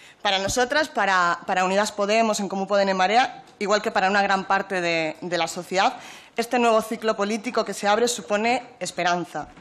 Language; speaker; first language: Spanish; native; Spanish